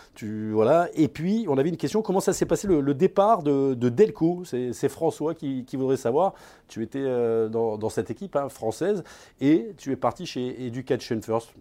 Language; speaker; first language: French; native; French